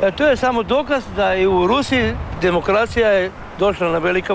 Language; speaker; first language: Russian; non-native, learner; Croatian